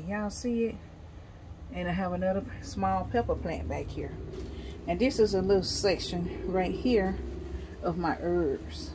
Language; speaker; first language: English; native; English